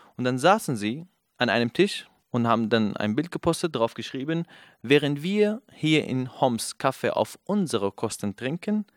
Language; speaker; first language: German; non-native, fluent; Kurdish